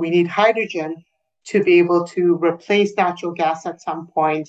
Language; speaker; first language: English; non-native, fluent; Persian